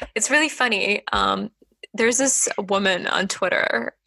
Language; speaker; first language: English; non-native, fluent; Estonian